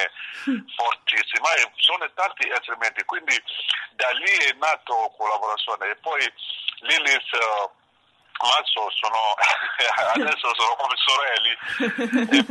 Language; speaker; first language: Italian; non-native, learner; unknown